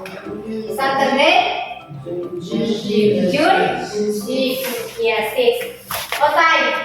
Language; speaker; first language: English; non-native, fluent; Indonesian